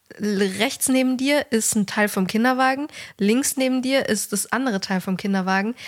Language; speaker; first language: German; native; German